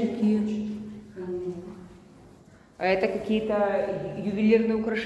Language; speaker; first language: Russian; native; Russian